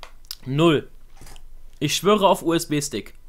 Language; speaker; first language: German; native; German